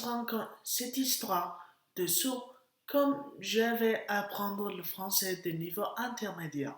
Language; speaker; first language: French; non-native, learner; English